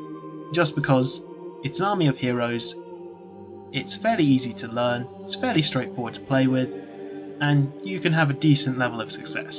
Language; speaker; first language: English; native; English